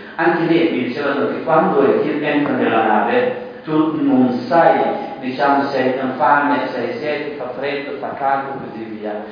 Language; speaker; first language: Italian; non-native, fluent; Persian